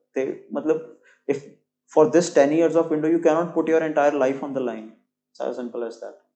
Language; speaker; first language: English; non-native, local second language; Punjabi